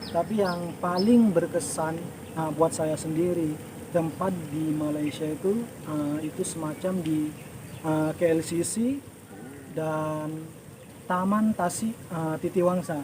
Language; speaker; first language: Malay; non-native, local second language; Indonesian